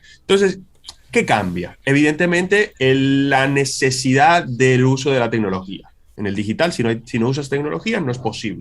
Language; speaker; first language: Spanish; native; Spanish